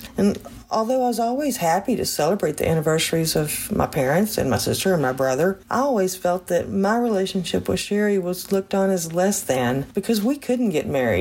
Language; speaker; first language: English; native; English